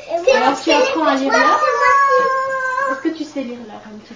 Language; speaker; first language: French; native; French